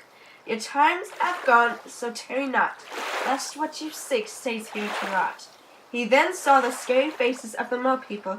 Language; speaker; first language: English; native; English